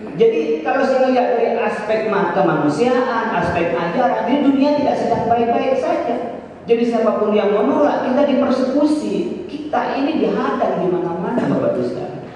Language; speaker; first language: Indonesian; non-native, local second language; Madurese